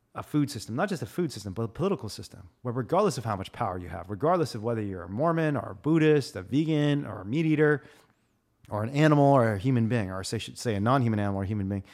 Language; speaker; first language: English; native; English